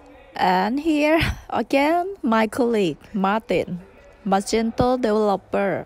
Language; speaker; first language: English; non-native, learner; Thai